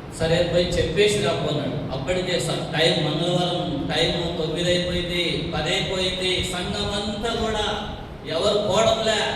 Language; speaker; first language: Telugu; non-native, local second language; Tamil